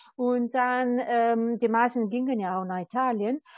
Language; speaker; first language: German; non-native, fluent; Albanian